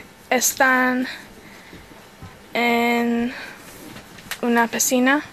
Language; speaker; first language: Spanish; non-native, learner; English